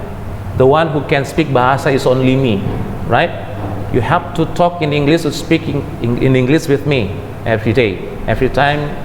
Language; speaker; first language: English; non-native, fluent; Indonesian